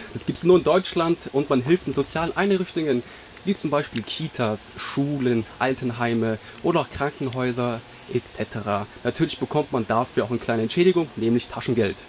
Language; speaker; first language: German; native; German